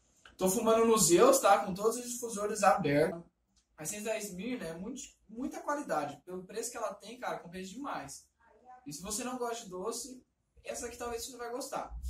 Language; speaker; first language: Portuguese; native; Portuguese